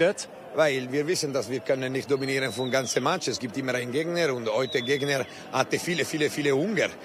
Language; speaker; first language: German; non-native, local second language; Italian